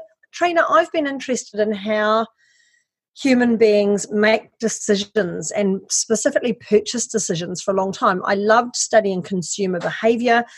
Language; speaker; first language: English; native; English